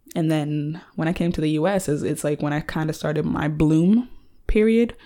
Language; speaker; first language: English; early bilingual, other home language; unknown